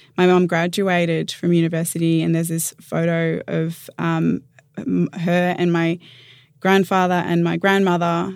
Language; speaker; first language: English; native; English